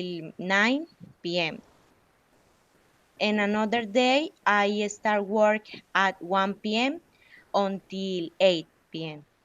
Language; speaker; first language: English; non-native, learner; Spanish